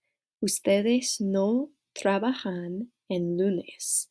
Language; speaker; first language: Spanish; non-native, learner; English